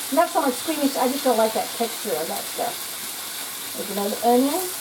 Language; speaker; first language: English; native; English